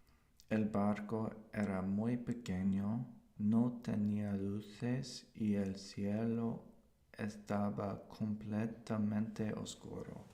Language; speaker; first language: Spanish; non-native, learner; English